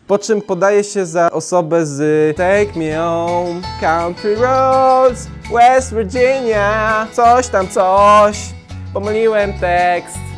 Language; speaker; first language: Polish; native; Polish